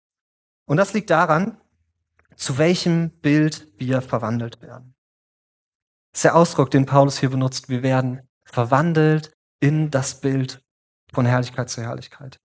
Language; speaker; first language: German; native; German